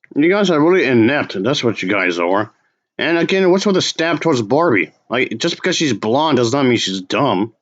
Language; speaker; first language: English; native; English